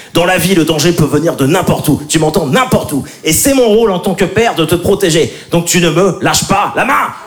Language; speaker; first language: French; native; French